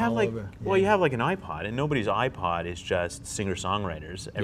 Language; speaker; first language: English; native; English